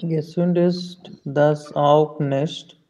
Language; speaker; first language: German; non-native, learner; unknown